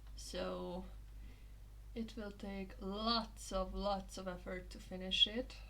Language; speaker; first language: English; non-native, fluent; Hungarian